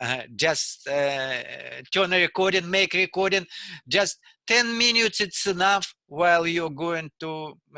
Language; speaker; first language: English; non-native, learner; Russian